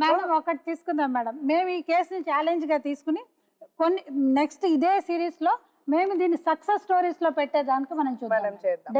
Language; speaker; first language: Telugu; native; Telugu